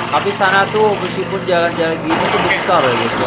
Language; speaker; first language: Indonesian; native; Indonesian